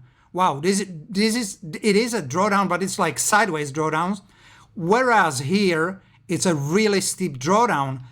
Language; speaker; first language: English; non-native, fluent; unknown